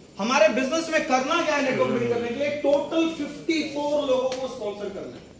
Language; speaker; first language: Hindi; native; Hindi